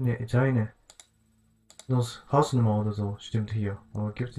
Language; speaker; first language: German; non-native, learner; Japanese